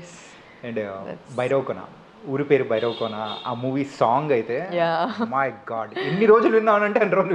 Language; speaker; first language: Telugu; native; Telugu